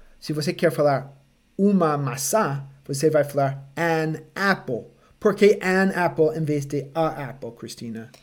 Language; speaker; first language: Portuguese; non-native, fluent; English